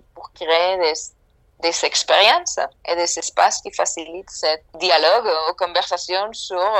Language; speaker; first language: French; non-native, fluent; Spanish